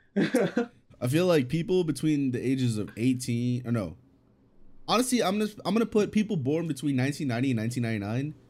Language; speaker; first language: English; early bilingual, other home language; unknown